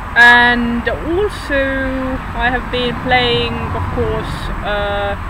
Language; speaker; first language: English; non-native, fluent; Estonian